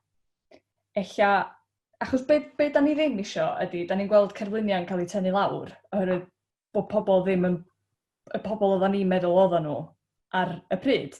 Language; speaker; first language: Welsh; native; Welsh